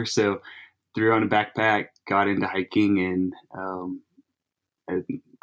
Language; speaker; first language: English; native; English